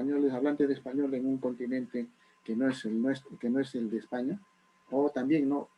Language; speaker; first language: Spanish; native; Spanish